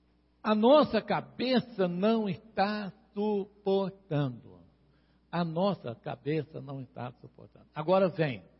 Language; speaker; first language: Portuguese; native; Portuguese